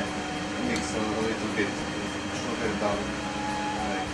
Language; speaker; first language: English; non-native, learner; Croatian